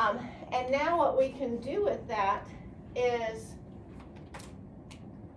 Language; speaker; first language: English; native; English